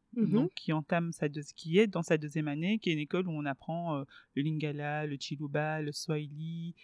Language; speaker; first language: French; non-native, fluent; Swahili